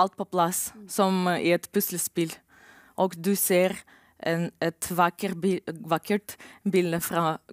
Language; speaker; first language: Norwegian; non-native, learner; Romanian